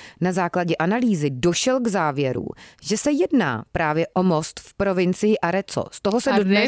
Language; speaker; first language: Czech; native; Czech